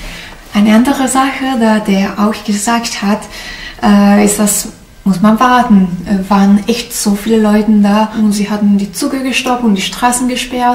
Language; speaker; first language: German; non-native, learner; Italian